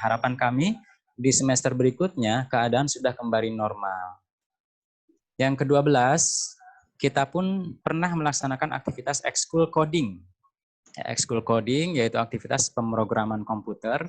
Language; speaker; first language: Indonesian; native; Indonesian